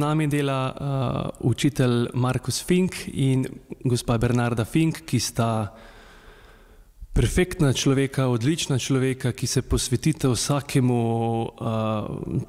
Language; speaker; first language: Slovenian; native; Slovenian